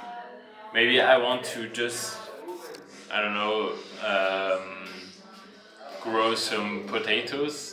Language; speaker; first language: English; non-native, fluent; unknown